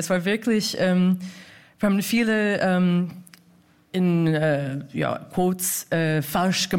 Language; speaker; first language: German; non-native, fluent; English